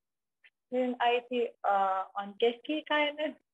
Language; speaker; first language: Finnish; non-native, learner; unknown